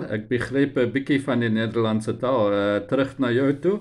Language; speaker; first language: Dutch; non-native, learner; Afrikaans